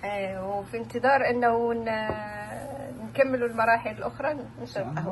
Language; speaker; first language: Arabic; native; Arabic